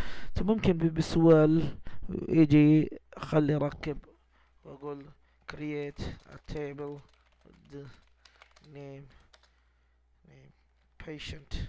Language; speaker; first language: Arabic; non-native, learner; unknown